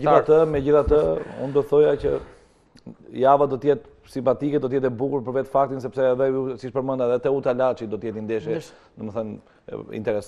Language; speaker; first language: Albanian; native; Albanian